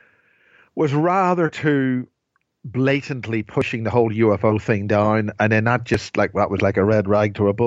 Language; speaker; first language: English; native; English